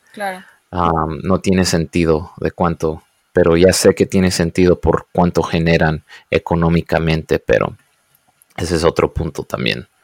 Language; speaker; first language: Spanish; early bilingual, heritage; Spanish